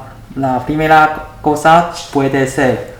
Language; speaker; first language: Spanish; non-native, learner; Chinese